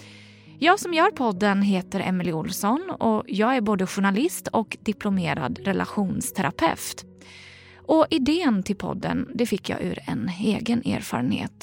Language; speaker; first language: Swedish; native; Swedish